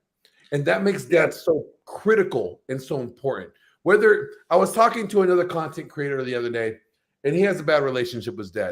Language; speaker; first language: English; native; English